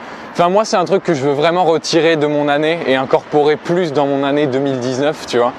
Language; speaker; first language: French; native; French